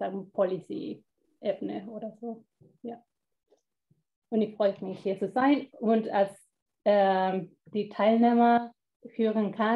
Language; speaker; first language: German; non-native, fluent; Spanish